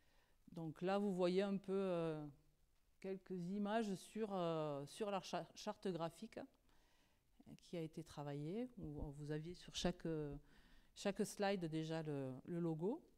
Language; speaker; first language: French; native; French